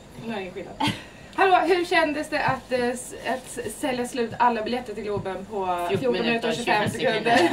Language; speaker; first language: Swedish; native; Swedish